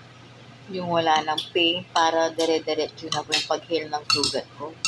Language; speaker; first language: Filipino; native; Filipino